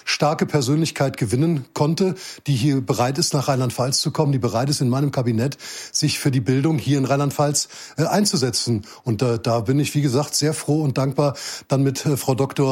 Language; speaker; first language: German; native; German